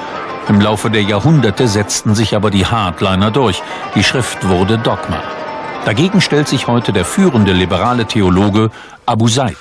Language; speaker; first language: German; native; German